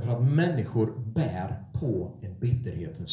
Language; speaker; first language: Swedish; non-native, fluent; English